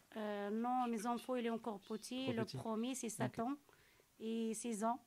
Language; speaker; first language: French; non-native, local second language; Arabic